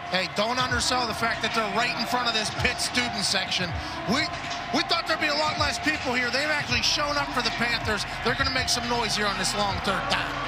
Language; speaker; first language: English; native; English